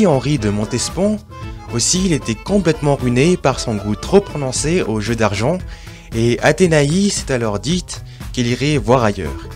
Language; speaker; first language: French; native; French